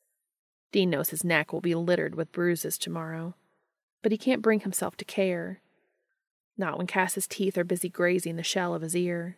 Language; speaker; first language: English; native; English